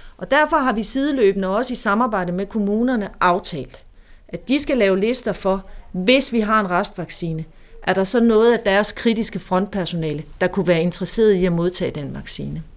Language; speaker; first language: Danish; native; Danish